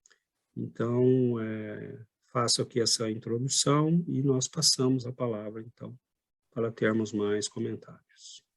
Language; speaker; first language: Portuguese; native; Portuguese